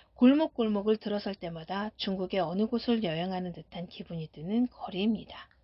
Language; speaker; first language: Korean; native; Korean